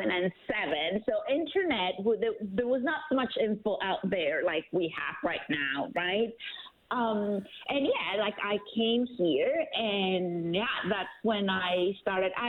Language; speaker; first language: English; non-native, fluent; German